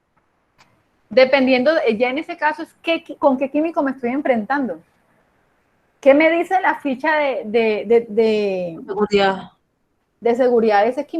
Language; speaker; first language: Spanish; native; Spanish